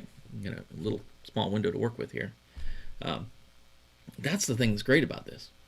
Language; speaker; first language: English; native; English